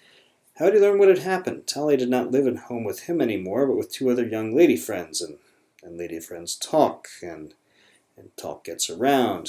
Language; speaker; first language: English; native; English